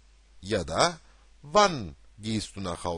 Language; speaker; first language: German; non-native, fluent; Turkish